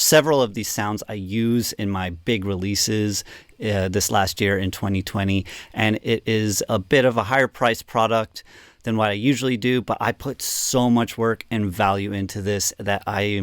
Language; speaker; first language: English; native; English